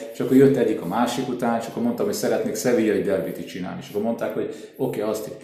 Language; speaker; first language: Hungarian; native; Hungarian